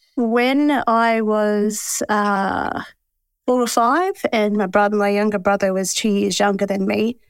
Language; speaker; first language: English; native; English